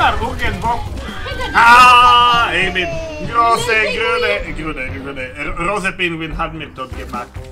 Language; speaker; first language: German; non-native, learner; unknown